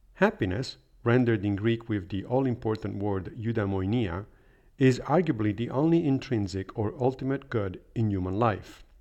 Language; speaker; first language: English; non-native, fluent; Italian